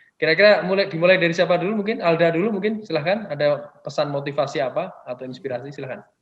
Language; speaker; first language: Indonesian; native; Indonesian